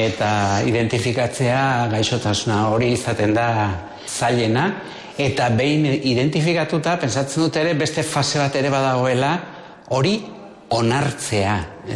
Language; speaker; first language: Basque; native; Basque